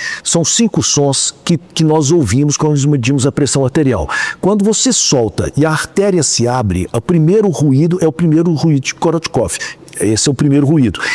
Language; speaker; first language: Portuguese; native; Portuguese